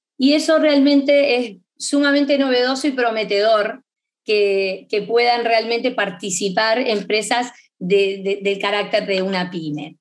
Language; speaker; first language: Spanish; native; Spanish